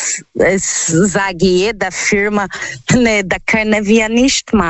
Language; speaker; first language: German; non-native, learner; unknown